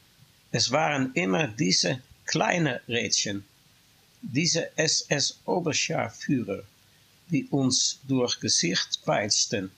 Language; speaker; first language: German; non-native, fluent; Dutch